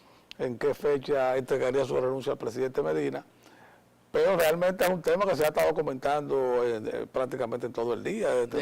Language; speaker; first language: Spanish; native; Spanish